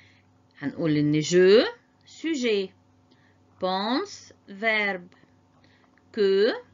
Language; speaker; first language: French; non-native, fluent; Arabic